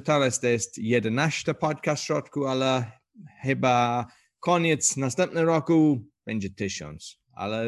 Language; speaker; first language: Polish; non-native, learner; English